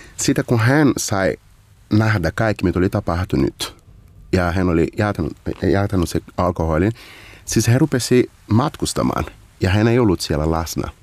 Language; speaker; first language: Finnish; non-native, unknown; Portuguese